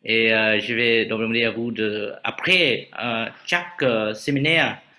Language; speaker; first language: French; non-native, fluent; Vietnamese